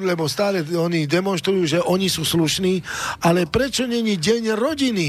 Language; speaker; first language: Slovak; native; Slovak